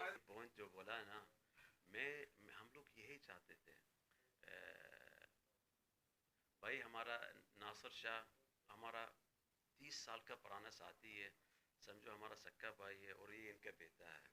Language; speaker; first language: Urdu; non-native, fluent; Arabic